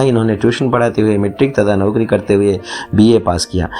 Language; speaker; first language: Hindi; non-native, local second language; Telugu